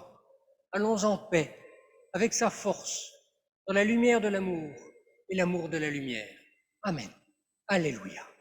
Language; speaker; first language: French; native; French